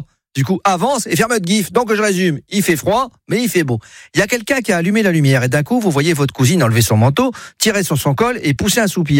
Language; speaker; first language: French; native; French